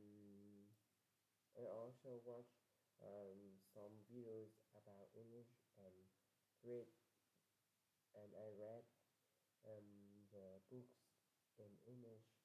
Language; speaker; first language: English; non-native, learner; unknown